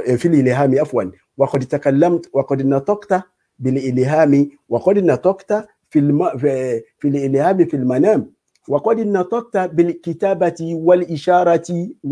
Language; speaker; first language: Arabic; non-native, fluent; Yoruba